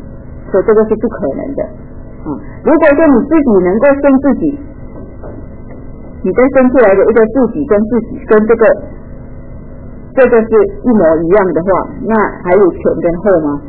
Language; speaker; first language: Chinese; native; Chinese